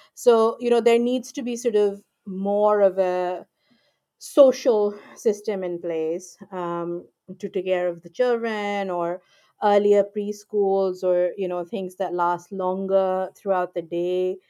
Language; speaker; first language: English; non-native, local second language; Urdu